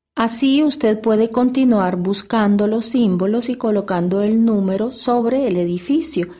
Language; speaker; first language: Spanish; native; Spanish